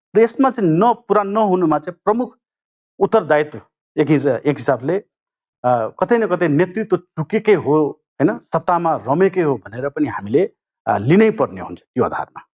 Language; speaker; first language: Nepali; non-native, local second language; Maithili